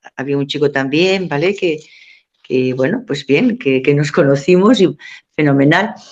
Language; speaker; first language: Spanish; native; Spanish